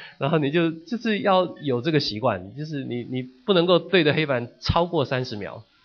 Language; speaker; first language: Chinese; native; Chinese